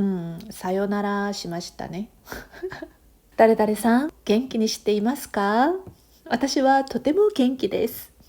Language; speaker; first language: Japanese; non-native, fluent; Korean